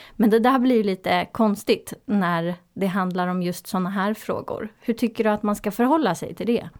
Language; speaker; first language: Swedish; native; Swedish